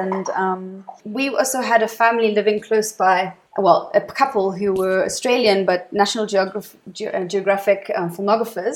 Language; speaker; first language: English; native; English